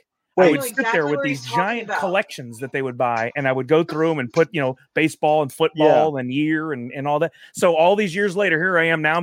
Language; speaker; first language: English; native; English